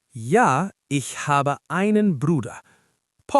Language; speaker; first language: German; non-native, learner; English